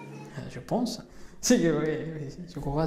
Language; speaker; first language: French; non-native, learner; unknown